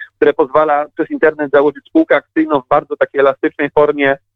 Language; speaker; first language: Polish; native; Polish